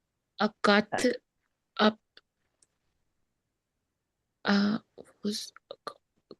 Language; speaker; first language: French; non-native, learner; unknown